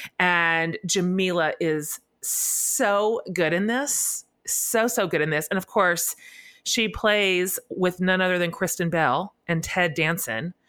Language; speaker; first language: English; native; English